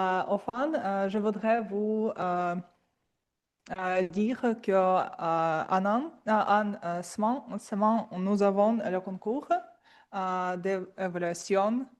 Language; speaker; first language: French; non-native, learner; Russian